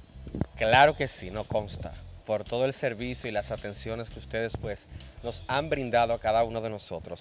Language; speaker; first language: Spanish; native; Spanish